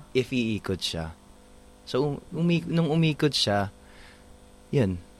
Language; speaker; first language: Filipino; early bilingual, heritage; Filipino